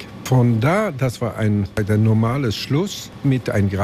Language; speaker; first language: German; non-native, learner; Swedish